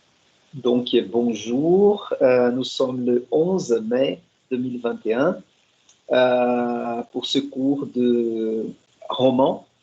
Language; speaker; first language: French; non-native, fluent; Portuguese